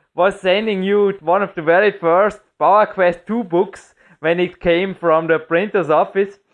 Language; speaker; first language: English; non-native, fluent; German